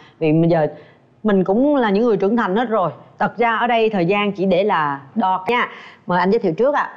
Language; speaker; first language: Vietnamese; native; Vietnamese